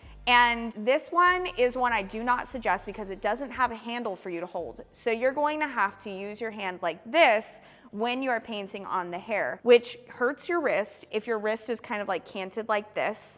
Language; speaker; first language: English; native; English